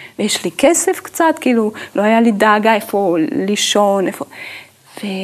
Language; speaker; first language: Hebrew; non-native, fluent; Italian